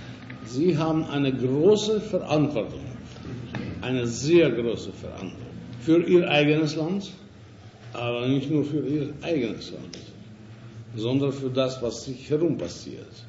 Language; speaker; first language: German; non-native, fluent; Russian